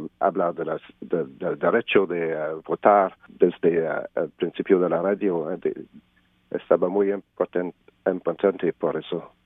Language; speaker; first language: Spanish; non-native, learner; French